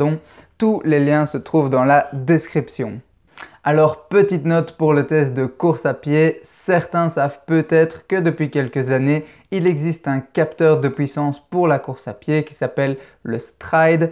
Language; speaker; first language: French; native; French